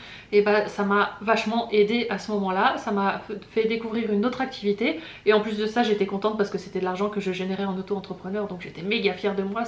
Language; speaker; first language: French; native; French